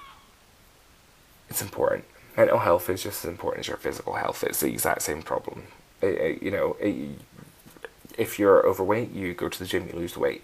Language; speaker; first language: English; native; English